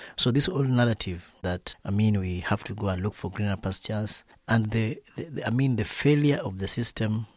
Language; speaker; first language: English; non-native, local second language; Luo (Kenya and Tanzania)